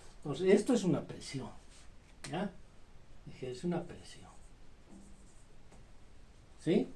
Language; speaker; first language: Spanish; native; Spanish